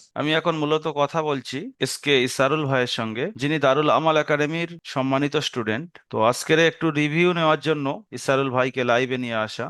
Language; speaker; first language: Bangla; native; Bangla